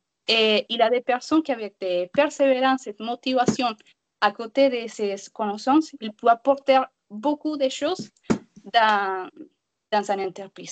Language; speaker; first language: French; non-native, learner; Spanish